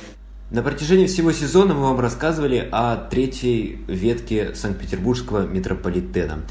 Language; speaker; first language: Russian; native; Russian